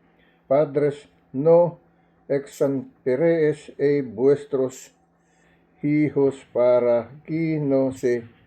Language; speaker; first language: Spanish; non-native, learner; Filipino